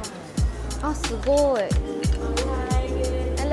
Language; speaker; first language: Japanese; early bilingual, other home language; Filipino